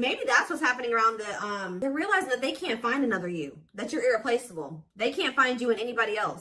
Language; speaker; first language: English; native; English